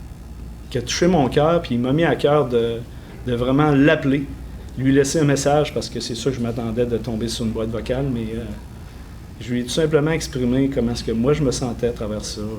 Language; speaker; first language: French; native; French